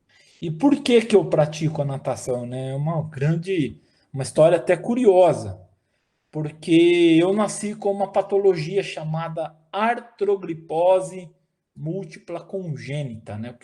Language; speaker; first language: Portuguese; native; Portuguese